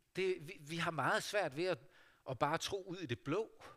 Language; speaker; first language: Danish; native; Danish